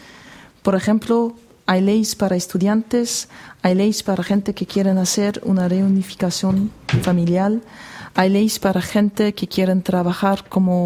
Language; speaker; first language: Spanish; non-native, fluent; German